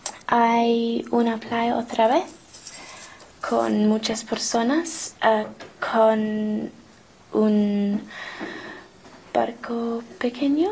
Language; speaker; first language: Spanish; non-native, learner; English